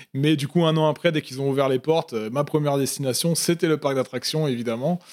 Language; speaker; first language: French; native; French